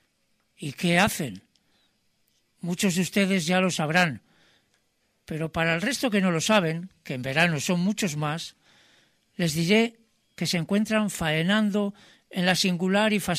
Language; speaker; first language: Spanish; native; Spanish